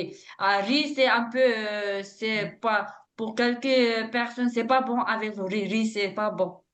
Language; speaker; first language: French; non-native, learner; Tibetan